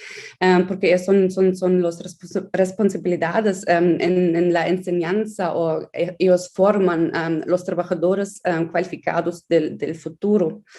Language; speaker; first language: Spanish; non-native, fluent; German